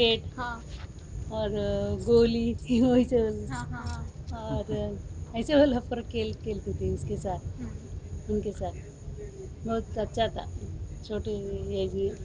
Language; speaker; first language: Hindi; non-native, local second language; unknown